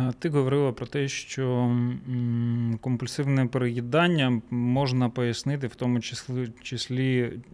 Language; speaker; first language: Ukrainian; non-native, local second language; Russian